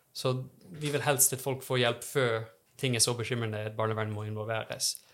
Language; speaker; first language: Norwegian; non-native, fluent; English